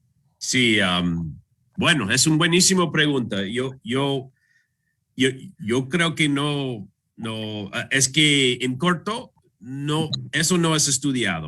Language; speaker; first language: Spanish; non-native, fluent; English